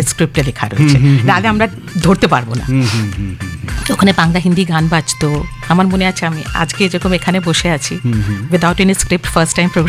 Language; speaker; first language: Bangla; non-native, local second language; Hindi